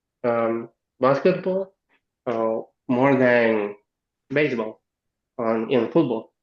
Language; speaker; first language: English; non-native, learner; Spanish